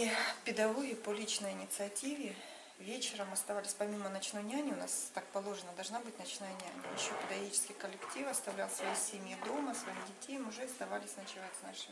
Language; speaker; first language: Russian; native; Russian